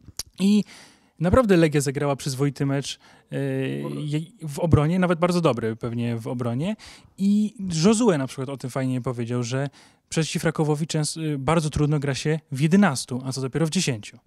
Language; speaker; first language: Polish; native; Polish